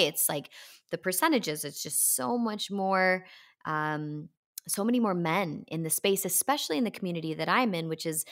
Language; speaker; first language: English; native; English